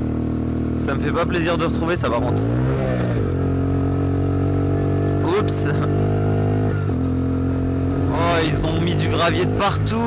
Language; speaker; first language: French; native; French